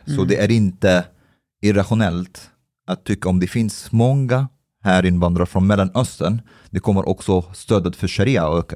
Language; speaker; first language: Swedish; early bilingual, other home language; Persian